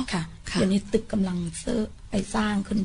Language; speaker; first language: Thai; early bilingual, other home language; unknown